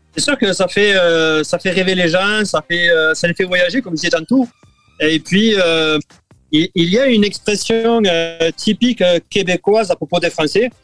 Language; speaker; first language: French; native; French